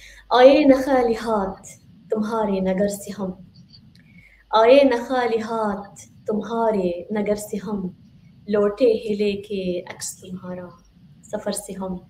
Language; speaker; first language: Hindi; non-native, fluent; Arabic